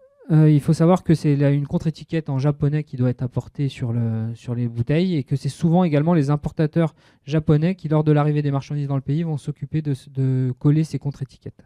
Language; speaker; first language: French; native; French